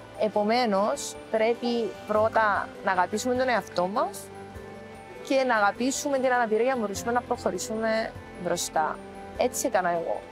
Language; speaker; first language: Greek; native; Greek